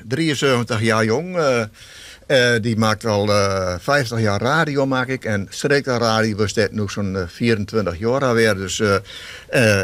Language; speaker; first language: Dutch; non-native, local second language; Low German